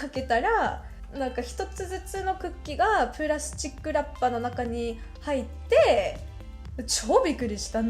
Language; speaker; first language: Japanese; non-native, fluent; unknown